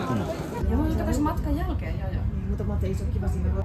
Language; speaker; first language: Finnish; native; Finnish